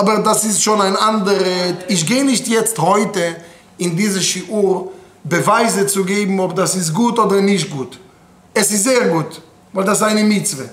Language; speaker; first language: German; non-native, fluent; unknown